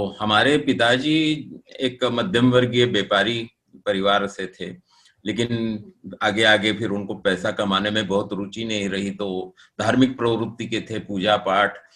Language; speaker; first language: Hindi; non-native, local second language; Marathi